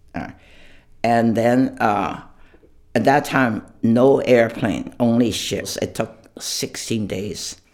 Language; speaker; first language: English; non-native, fluent; Chinese